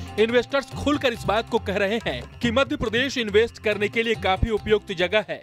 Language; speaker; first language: Hindi; native; Hindi